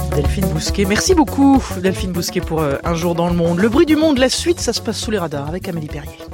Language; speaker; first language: French; native; French